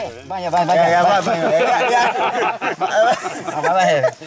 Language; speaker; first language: Spanish; native; Spanish